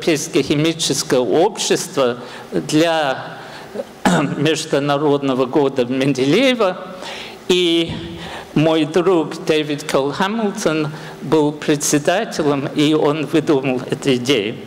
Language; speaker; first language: Russian; non-native, fluent; English